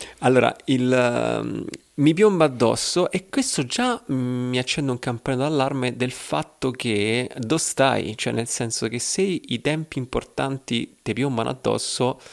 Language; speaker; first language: Italian; native; Italian